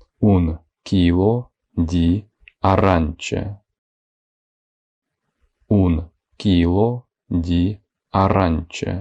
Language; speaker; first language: Italian; non-native, fluent; Ukrainian